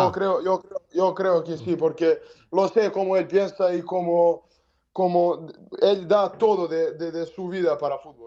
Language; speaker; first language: Spanish; non-native, learner; Serbian